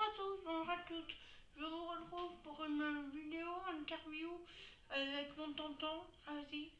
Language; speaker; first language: French; native; French